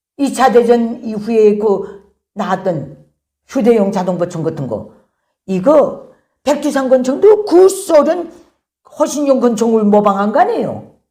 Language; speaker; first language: Korean; native; Korean